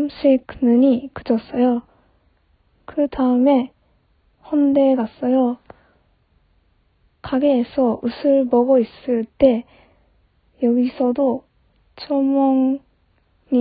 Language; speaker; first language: Korean; non-native, learner; Japanese